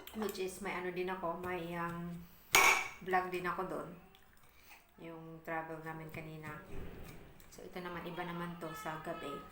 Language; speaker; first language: Filipino; native; Filipino